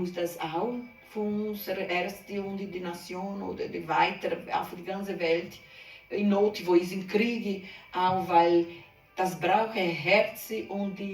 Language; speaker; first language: German; non-native, learner; Portuguese